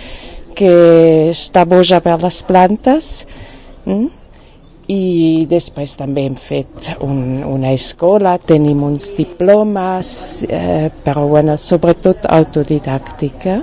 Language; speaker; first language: Catalan; non-native, fluent; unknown